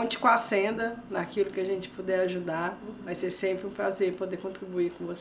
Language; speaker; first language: Portuguese; native; Portuguese